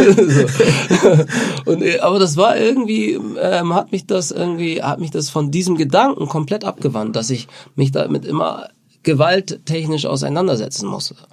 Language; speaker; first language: German; native; German